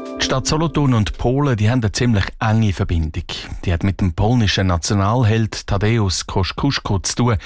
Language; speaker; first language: German; native; German